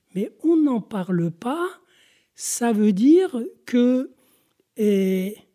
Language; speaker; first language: French; non-native, local second language; Arabic